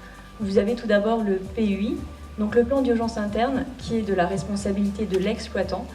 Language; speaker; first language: French; native; French